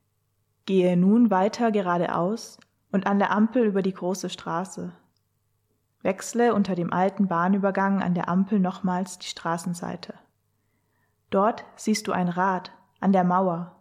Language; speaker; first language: German; native; German